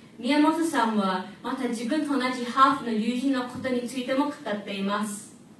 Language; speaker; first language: Japanese; early bilingual, heritage; Japanese